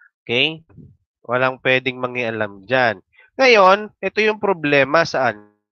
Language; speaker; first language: Filipino; native; Filipino